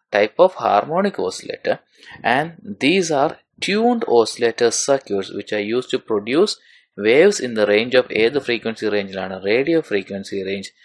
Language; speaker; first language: English; non-native, local second language; Malayalam